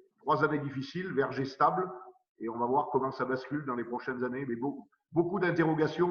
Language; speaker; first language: French; native; French